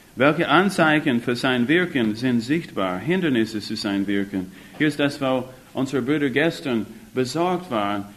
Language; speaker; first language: German; non-native, fluent; English